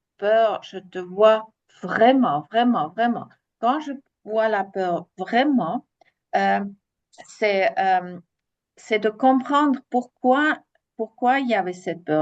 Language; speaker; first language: French; non-native, fluent; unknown